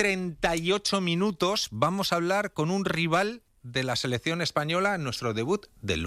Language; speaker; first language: Spanish; native; Spanish